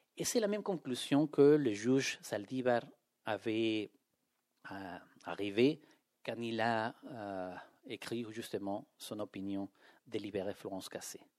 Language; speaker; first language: French; non-native, fluent; Spanish